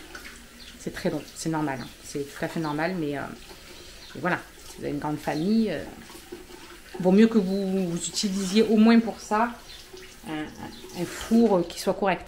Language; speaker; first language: French; native; French